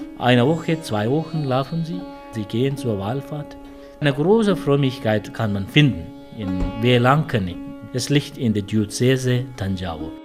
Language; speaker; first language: German; non-native, fluent; Tamil